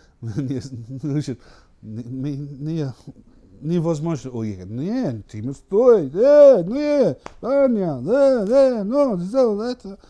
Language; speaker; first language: Russian; non-native, learner; English